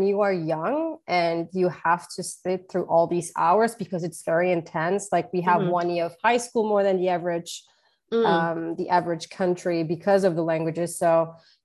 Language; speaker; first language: English; non-native, fluent; Portuguese